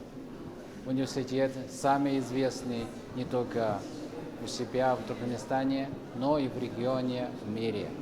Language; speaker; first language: Russian; non-native, fluent; Chinese